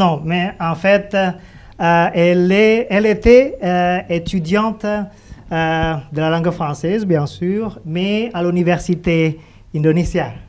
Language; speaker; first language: French; non-native, fluent; Indonesian